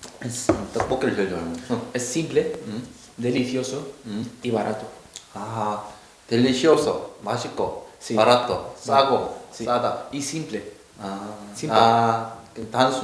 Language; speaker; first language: Spanish; non-native, learner; Korean